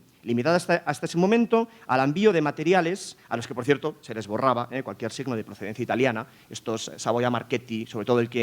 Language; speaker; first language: Spanish; native; Spanish